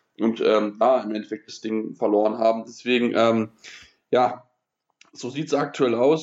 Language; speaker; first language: German; native; German